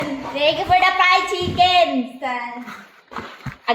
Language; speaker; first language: English; non-native, local second language; Cebuano